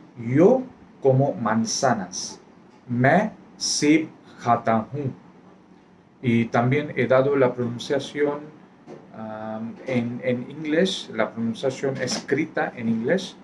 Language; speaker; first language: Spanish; non-native, fluent; Hindi